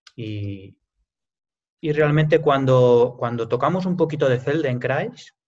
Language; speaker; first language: Spanish; native; Spanish